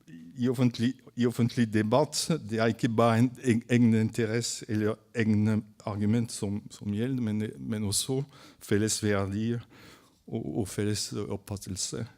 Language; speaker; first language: Norwegian; non-native, fluent; French